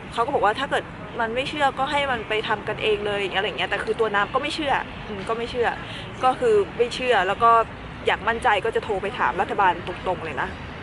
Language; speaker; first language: Thai; native; Thai